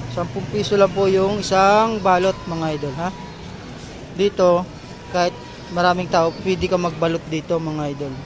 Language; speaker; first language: Filipino; native; Filipino